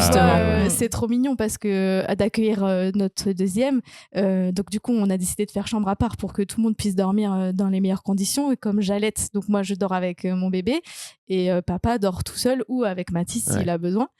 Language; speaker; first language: French; native; French